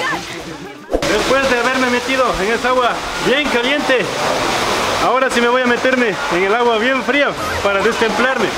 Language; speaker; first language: Spanish; native; Spanish